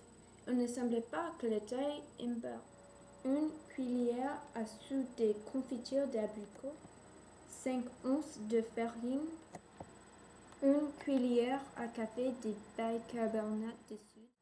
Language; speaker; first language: French; non-native, learner; English